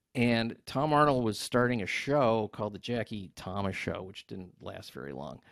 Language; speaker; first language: English; native; English